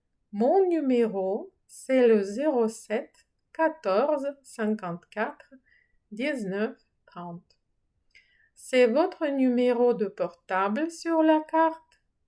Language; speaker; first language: French; non-native, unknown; Ukrainian